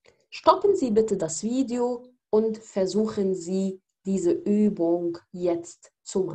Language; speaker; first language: German; non-native, fluent; Arabic